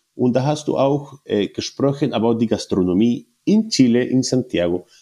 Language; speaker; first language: German; non-native, learner; Spanish